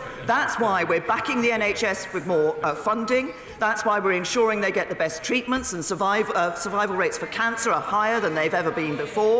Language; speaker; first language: English; native; English